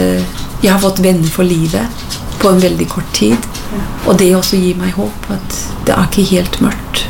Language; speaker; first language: Norwegian; non-native, fluent; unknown